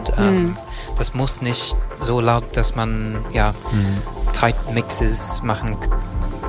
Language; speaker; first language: German; non-native, fluent; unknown